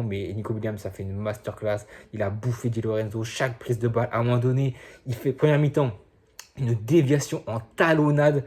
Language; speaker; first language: French; native; French